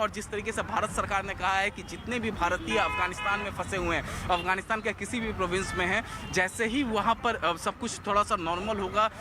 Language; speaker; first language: Hindi; native; Hindi